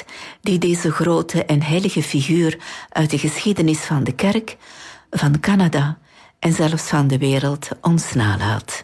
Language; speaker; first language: Dutch; native; Dutch